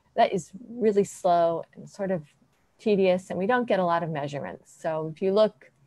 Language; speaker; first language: English; native; English